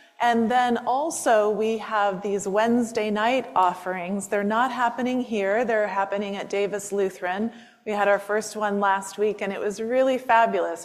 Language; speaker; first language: English; native; English